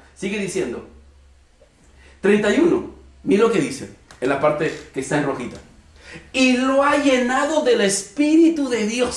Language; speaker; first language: Spanish; native; Spanish